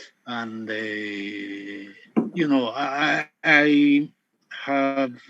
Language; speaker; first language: English; non-native, fluent; Japanese